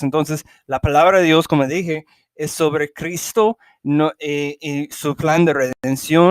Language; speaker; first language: Spanish; early bilingual, heritage; English